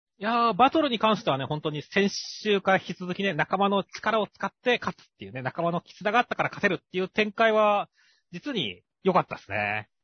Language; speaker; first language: Japanese; native; Japanese